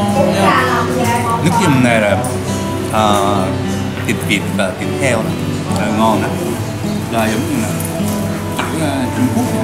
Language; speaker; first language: Vietnamese; non-native, learner; Japanese